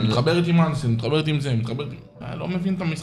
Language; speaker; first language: Hebrew; native; Hebrew